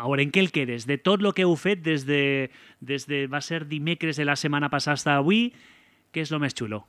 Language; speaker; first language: Catalan; native; Catalan